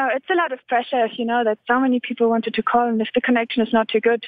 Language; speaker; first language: English; non-native, fluent; German